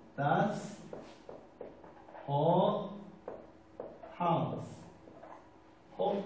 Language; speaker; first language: German; non-native, fluent; Turkish